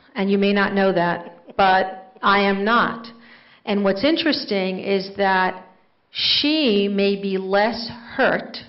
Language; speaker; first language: English; native; English